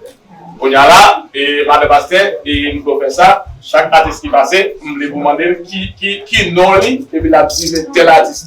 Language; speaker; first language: French; non-native, learner; Haitian Creole